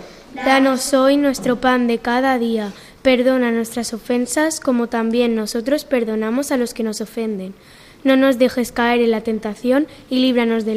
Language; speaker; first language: Spanish; native; Spanish